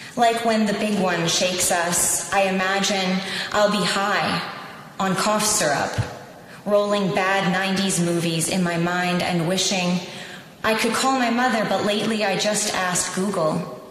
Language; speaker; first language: English; native; English